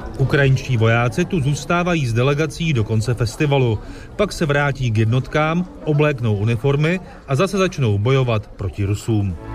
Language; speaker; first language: Czech; native; Czech